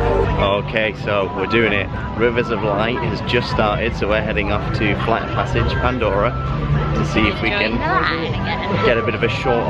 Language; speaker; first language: English; native; English